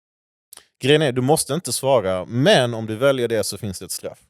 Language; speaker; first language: Swedish; native; Swedish